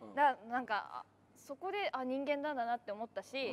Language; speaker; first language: Japanese; native; Japanese